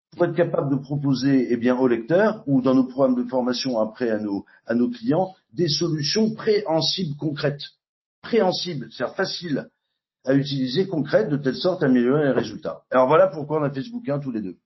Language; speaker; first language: French; native; French